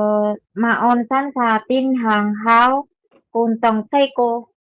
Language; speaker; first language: Cantonese; non-native, learner; Indonesian